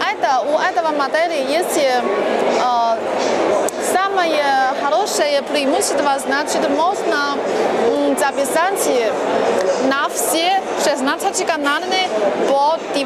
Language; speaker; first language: Russian; non-native, learner; Chinese